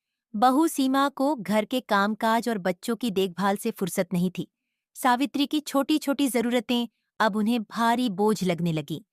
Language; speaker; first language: Hindi; native; Hindi